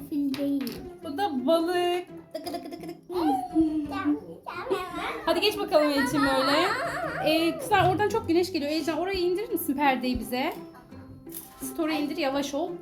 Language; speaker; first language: Turkish; native; Turkish